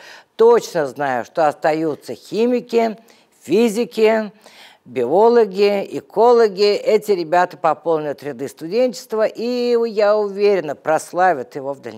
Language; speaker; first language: Russian; native; Russian